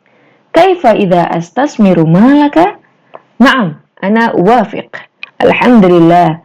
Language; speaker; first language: Arabic; non-native, learner; Indonesian